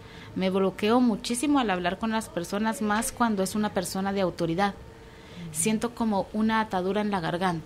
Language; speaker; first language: Spanish; native; Spanish